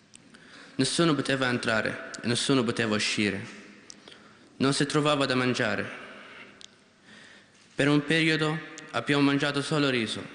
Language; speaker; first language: Italian; non-native, learner; Arabic